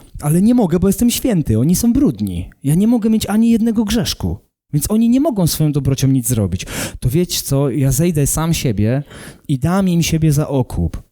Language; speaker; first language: Polish; native; Polish